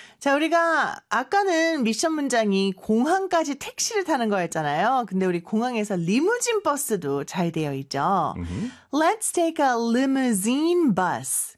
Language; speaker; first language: Korean; native; Korean